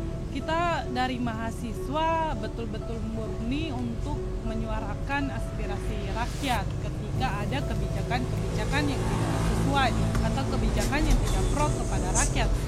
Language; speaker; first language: Indonesian; native; Indonesian